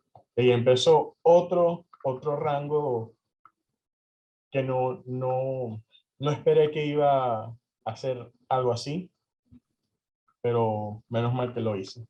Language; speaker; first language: Spanish; early bilingual, heritage; Spanish